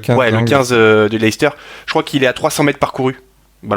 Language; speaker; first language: French; native; French